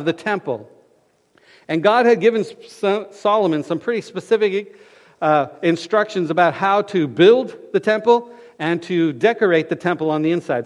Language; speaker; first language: English; native; English